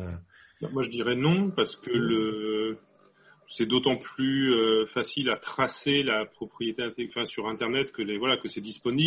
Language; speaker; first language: French; native; French